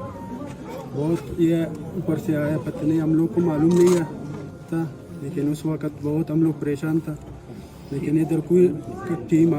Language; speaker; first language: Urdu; non-native, local second language; Pashto